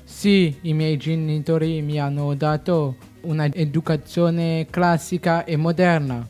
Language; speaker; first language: Italian; non-native, learner; French